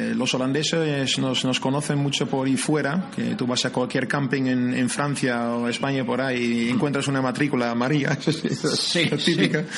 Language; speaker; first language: Spanish; non-native, fluent; Dutch